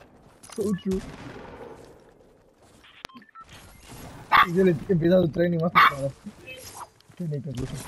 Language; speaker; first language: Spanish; early bilingual, heritage; Spanish